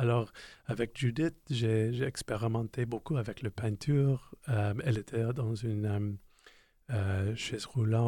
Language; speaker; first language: French; non-native, learner; English